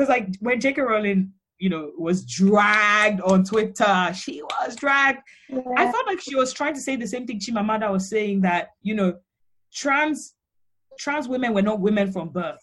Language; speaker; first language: English; non-native, local second language; Yoruba